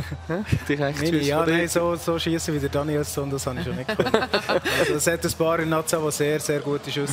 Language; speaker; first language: German; native; German